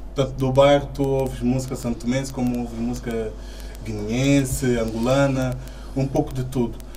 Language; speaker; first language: Portuguese; early bilingual, other home language; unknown